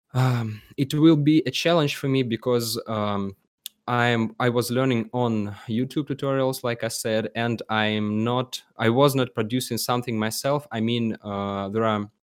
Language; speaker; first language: English; non-native, learner; Russian